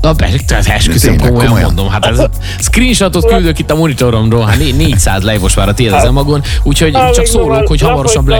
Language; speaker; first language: Hungarian; native; Hungarian